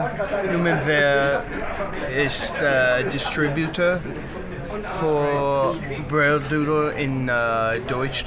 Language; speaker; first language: German; non-native, learner; English